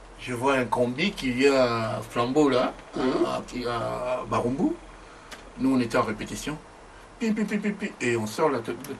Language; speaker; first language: French; non-native, local second language; Lingala